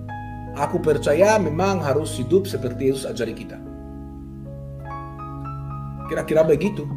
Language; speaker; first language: Indonesian; non-native, fluent; Hebrew